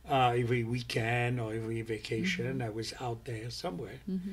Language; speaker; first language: English; non-native, fluent; French